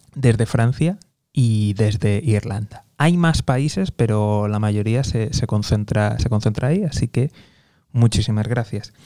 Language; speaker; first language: Spanish; native; Spanish